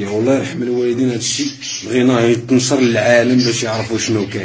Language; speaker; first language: Arabic; native; Arabic